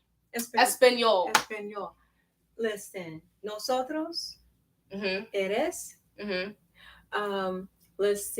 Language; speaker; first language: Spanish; non-native, learner; English